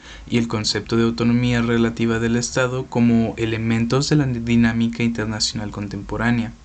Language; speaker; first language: Spanish; native; Spanish